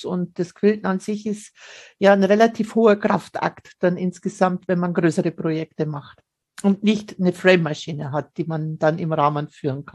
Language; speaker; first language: German; native; German